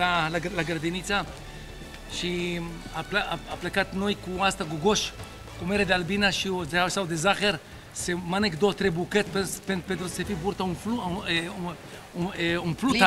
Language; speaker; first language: Romanian; non-native, learner; Arabic